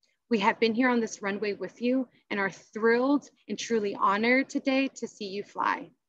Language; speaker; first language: English; native; English